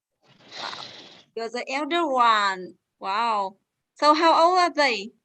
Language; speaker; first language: English; non-native, fluent; Vietnamese